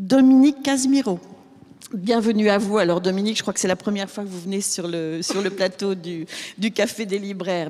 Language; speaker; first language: French; native; French